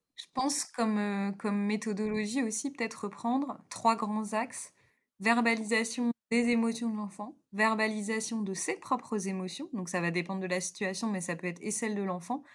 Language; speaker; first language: French; native; French